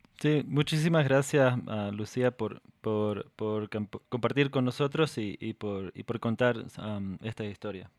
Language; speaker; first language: Spanish; non-native, fluent; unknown